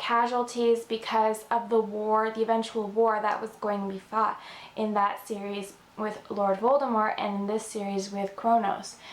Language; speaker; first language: English; native; English